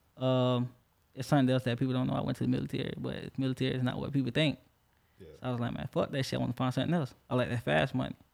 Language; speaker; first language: English; native; English